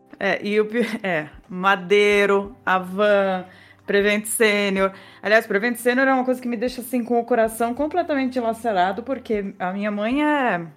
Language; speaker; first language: Portuguese; native; Portuguese